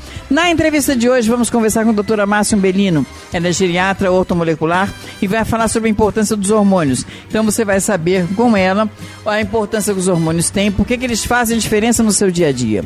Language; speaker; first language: Portuguese; native; Portuguese